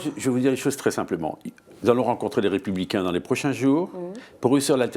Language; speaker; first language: French; native; French